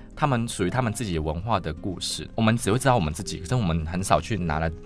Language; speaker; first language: Chinese; non-native, local second language; Cantonese